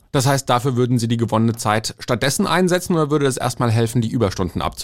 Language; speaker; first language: German; native; German